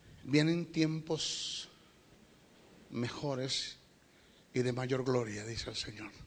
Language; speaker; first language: Spanish; native; Spanish